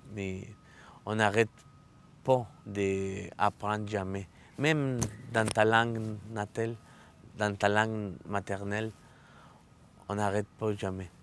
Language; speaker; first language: French; non-native, fluent; Spanish